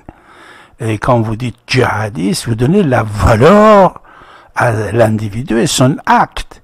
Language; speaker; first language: French; non-native, fluent; Persian